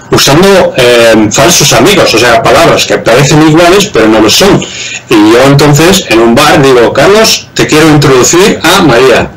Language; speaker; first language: Spanish; non-native, fluent; Dutch